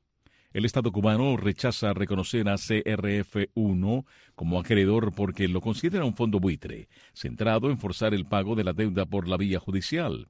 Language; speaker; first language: Spanish; native; Spanish